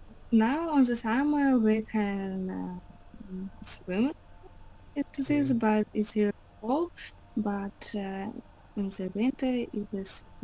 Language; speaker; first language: English; non-native, learner; Russian